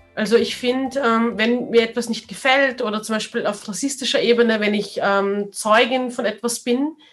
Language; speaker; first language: German; native; German